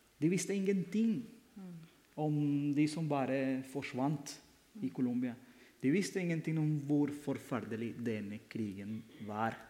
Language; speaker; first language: Norwegian; non-native, fluent; Spanish